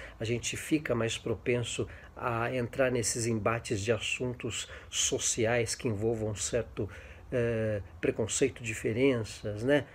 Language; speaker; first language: Portuguese; native; Portuguese